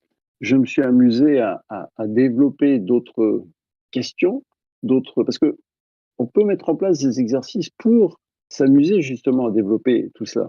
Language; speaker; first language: French; native; French